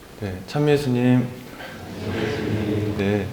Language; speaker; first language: Korean; native; Korean